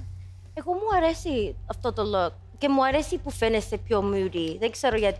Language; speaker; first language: Greek; early bilingual, heritage; English